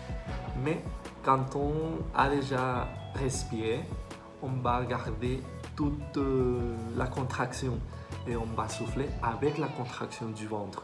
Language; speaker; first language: French; non-native, fluent; Spanish